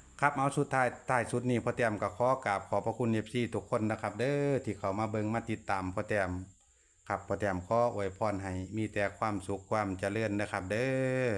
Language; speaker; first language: Thai; non-native, local second language; Northeastern Thai